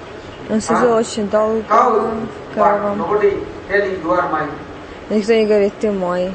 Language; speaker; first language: Russian; native; Russian